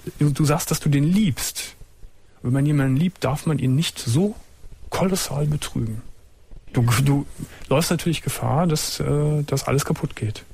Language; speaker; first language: German; native; German